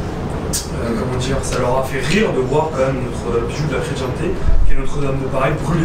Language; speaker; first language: French; native; French